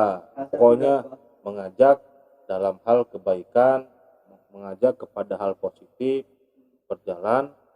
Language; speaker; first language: Indonesian; native; Indonesian